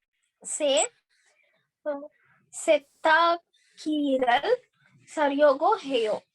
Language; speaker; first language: Korean; non-native, learner; Hindi